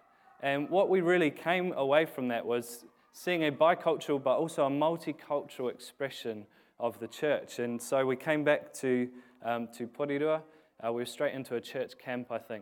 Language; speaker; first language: English; native; English